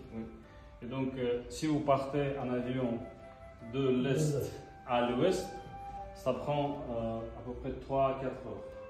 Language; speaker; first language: French; non-native, fluent; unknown